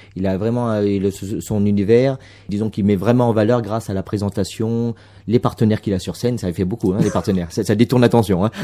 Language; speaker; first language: French; native; French